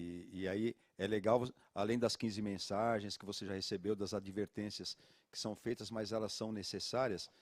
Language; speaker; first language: Portuguese; native; Portuguese